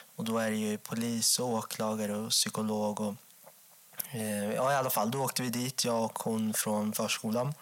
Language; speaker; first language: Swedish; native; Swedish